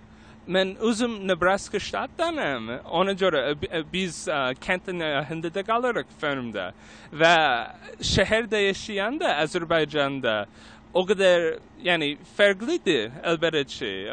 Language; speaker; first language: Turkish; non-native, learner; English